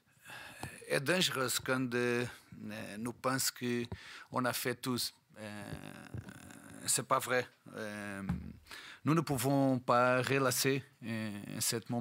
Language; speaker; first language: French; non-native, learner; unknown